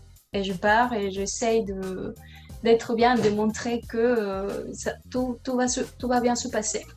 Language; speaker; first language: French; non-native, learner; Spanish